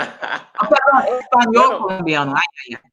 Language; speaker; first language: Spanish; non-native, learner; English